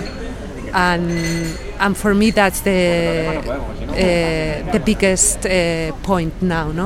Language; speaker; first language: English; non-native, fluent; Spanish